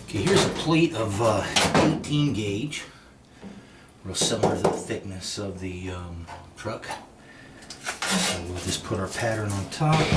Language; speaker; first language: English; native; English